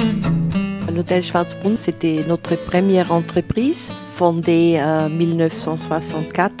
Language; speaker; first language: French; non-native, fluent; German